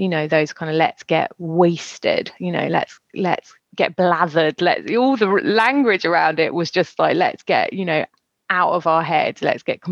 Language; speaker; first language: English; native; English